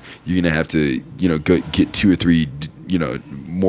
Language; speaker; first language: English; native; English